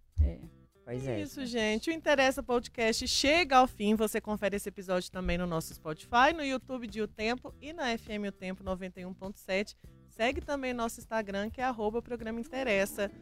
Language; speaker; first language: Portuguese; native; Portuguese